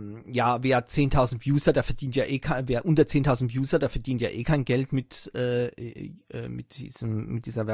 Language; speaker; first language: German; native; German